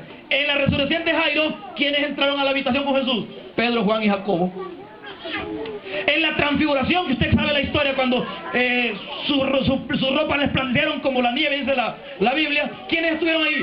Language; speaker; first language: Spanish; native; Spanish